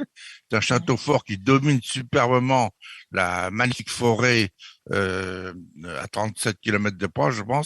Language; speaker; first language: French; native; French